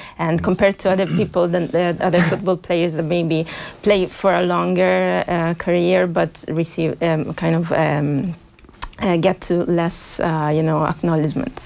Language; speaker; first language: English; non-native, fluent; Italian